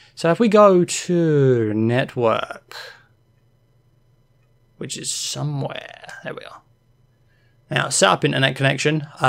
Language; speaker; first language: English; native; English